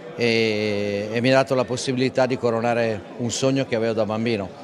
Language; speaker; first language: Italian; native; Italian